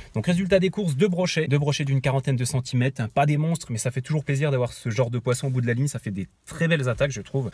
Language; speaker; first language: French; native; French